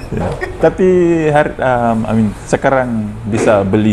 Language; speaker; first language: Indonesian; non-native, fluent; Fijian